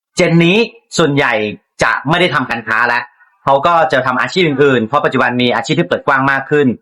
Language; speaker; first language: Thai; native; Thai